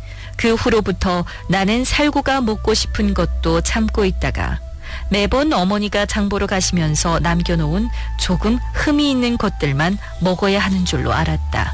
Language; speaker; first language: Korean; native; Korean